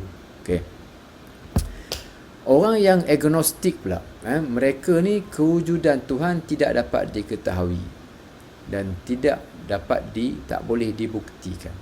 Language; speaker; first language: Malay; native; Malay